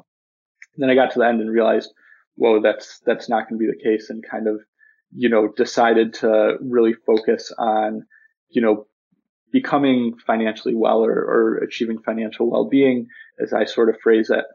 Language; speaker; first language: English; native; English